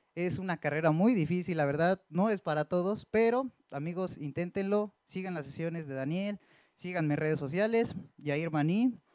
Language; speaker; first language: Spanish; native; Spanish